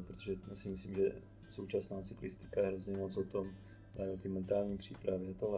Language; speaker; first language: Czech; native; Czech